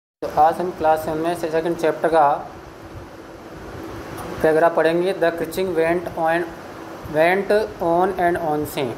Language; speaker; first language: Hindi; native; Hindi